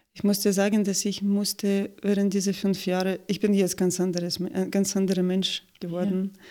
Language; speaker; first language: German; non-native, fluent; Ukrainian